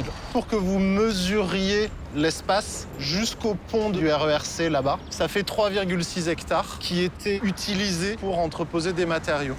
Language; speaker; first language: French; native; French